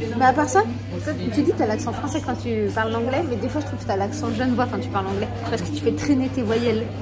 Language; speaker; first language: French; native; French